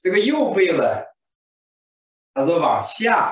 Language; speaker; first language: Chinese; native; Chinese